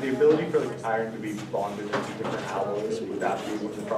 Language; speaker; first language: English; native; English